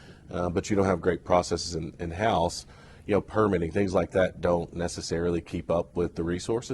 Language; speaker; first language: English; native; English